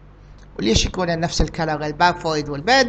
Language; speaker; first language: Arabic; native; Arabic